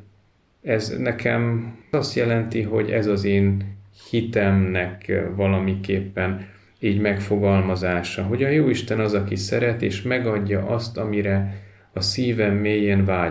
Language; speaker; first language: Hungarian; native; Hungarian